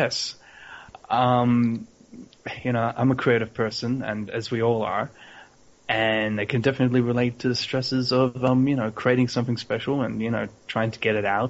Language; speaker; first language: English; native; English